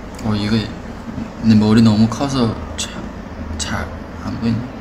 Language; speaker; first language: Korean; non-native, fluent; Chinese